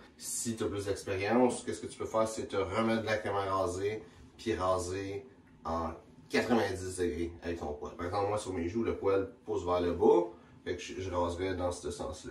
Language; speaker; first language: French; native; French